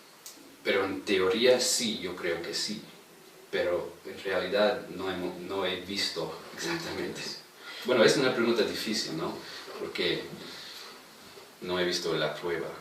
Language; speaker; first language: Spanish; non-native, fluent; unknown